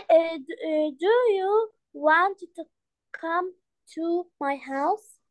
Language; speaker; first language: English; non-native, learner; Arabic